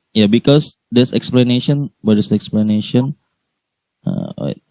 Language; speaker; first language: English; non-native, learner; Indonesian